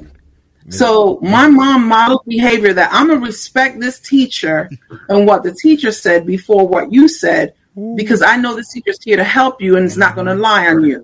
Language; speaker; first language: English; native; English